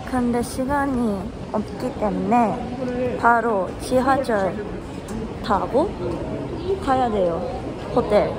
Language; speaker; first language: Korean; non-native, learner; Japanese